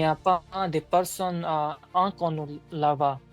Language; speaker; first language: French; non-native, learner; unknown